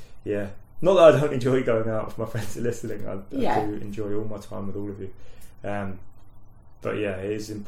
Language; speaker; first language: English; native; English